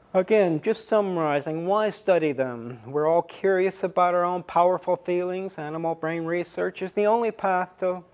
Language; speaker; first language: English; non-native, fluent; Estonian